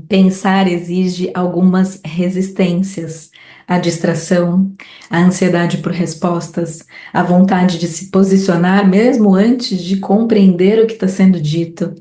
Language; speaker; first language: Portuguese; native; Portuguese